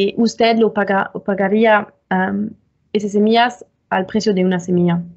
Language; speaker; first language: Spanish; non-native, fluent; French